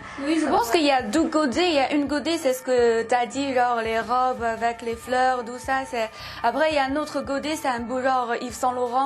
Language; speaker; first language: French; non-native, fluent; Chinese